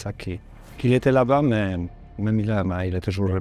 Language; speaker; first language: French; non-native, learner; Polish